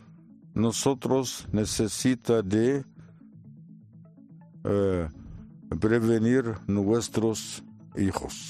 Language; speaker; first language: Spanish; non-native, learner; Arabic